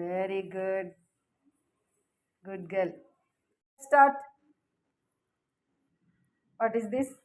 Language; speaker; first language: English; non-native, fluent; Telugu